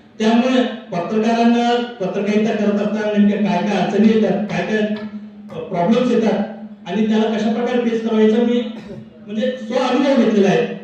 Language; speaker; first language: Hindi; non-native, local second language; Marathi